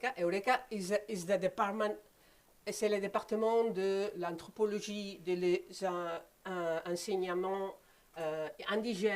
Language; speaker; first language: French; non-native, fluent; Spanish